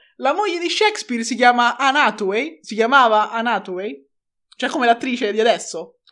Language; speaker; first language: Italian; native; Italian